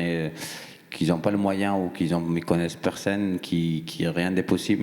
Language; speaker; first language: French; non-native, fluent; Persian